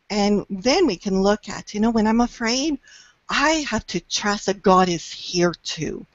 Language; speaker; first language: English; native; English